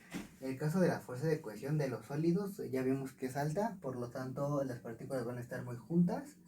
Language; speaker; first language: Spanish; native; Spanish